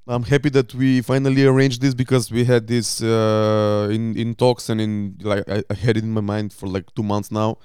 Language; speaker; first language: English; non-native, fluent; Macedonian